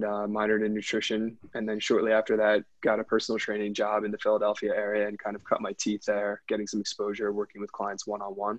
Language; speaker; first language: English; native; English